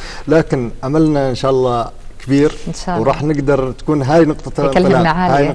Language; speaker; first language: Arabic; native; Arabic